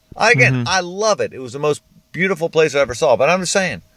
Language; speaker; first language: English; native; English